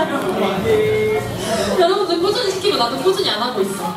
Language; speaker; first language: Korean; native; Korean